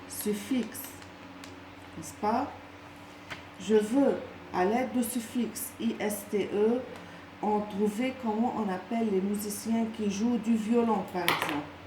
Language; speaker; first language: French; non-native, local second language; Arabic